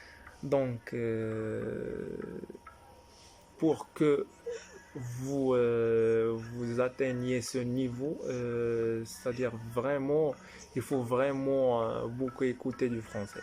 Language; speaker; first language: French; non-native, fluent; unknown